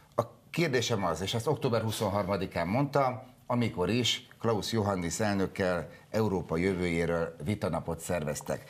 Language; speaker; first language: Hungarian; native; Hungarian